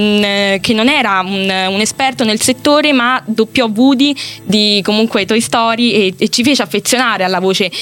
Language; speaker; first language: Italian; native; Italian